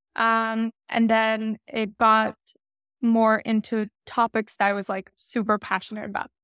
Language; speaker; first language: English; early bilingual, other home language; Hindi